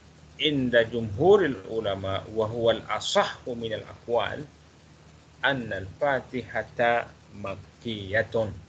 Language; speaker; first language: Arabic; non-native, fluent; Malay